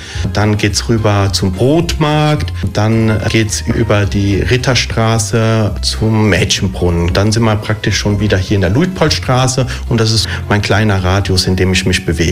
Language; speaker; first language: German; early bilingual, other home language; Italian